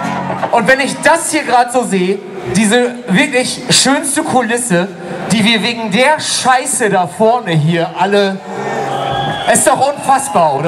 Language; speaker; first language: German; native; German